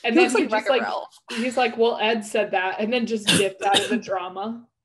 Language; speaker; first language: English; native; English